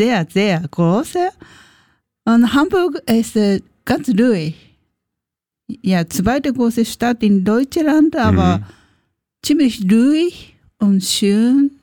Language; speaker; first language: German; non-native, learner; Japanese